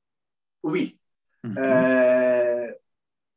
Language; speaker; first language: French; non-native, learner; Portuguese